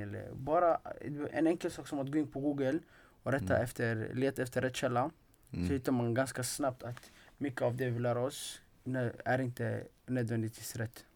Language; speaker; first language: Swedish; non-native, fluent; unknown